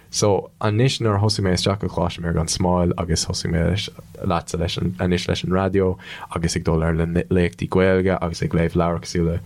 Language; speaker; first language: Irish; non-native, local second language; English